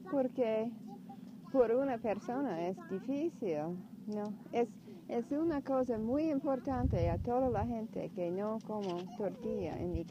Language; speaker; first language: Spanish; non-native, learner; English